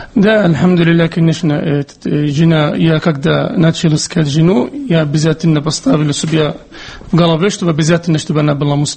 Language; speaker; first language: Russian; non-native, fluent; Arabic